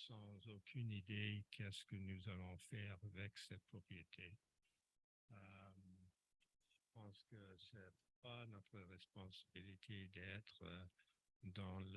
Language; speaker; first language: French; non-native, local second language; English